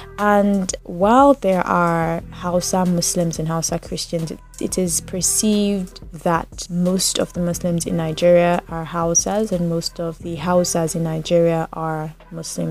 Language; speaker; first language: English; non-native, local second language; Yoruba